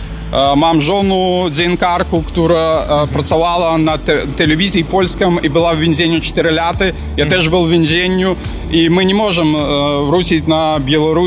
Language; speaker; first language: Polish; non-native, learner; Belarusian